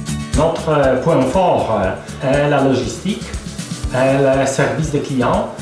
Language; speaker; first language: French; non-native, fluent; Polish